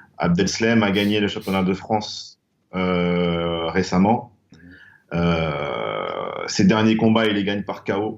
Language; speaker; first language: French; native; French